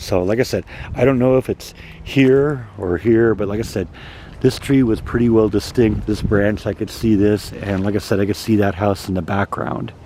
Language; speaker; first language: English; native; English